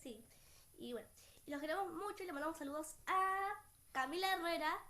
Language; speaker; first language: Spanish; native; Spanish